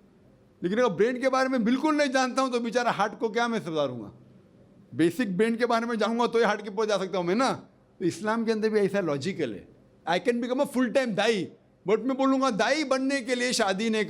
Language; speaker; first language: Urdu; non-native, local second language; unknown